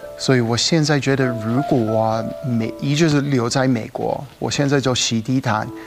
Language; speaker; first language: Chinese; non-native, fluent; English